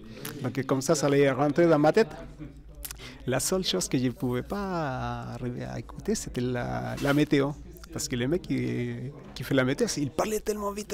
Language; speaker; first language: French; non-native, fluent; Spanish